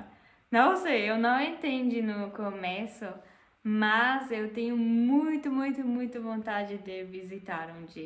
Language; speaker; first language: Portuguese; non-native, fluent; German